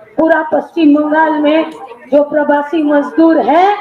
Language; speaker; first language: Hindi; non-native, local second language; Bangla